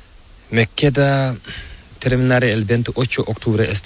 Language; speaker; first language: Spanish; non-native, learner; Fula